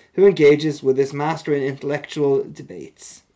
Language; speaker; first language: Norwegian; native; Norwegian